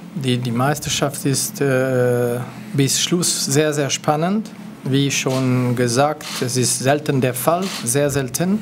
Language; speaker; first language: German; non-native, local second language; French